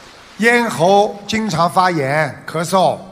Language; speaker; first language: Chinese; non-native, local second language; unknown